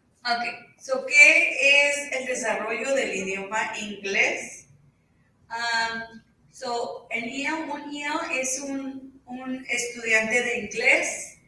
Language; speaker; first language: Spanish; early bilingual, heritage; Spanish